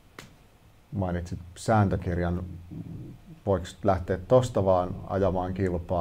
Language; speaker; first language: Finnish; native; Finnish